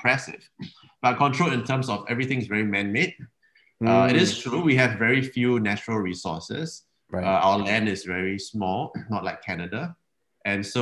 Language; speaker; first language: English; native; English